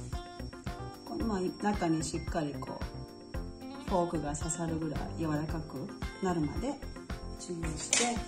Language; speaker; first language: Japanese; native; Japanese